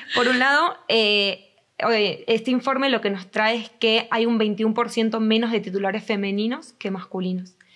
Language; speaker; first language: Spanish; native; Spanish